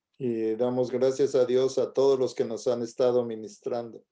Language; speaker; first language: Spanish; native; Spanish